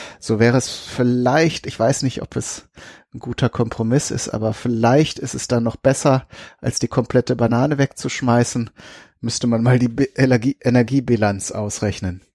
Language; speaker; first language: German; native; German